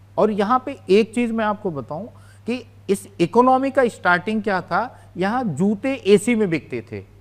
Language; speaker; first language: Hindi; native; Hindi